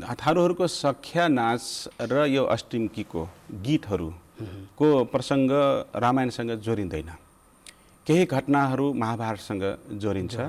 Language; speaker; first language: Nepali; non-native, local second language; Rana Tharu